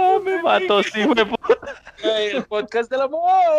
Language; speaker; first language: Spanish; native; Spanish